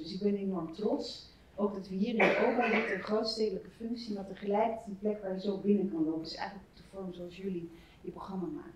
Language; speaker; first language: Dutch; native; Dutch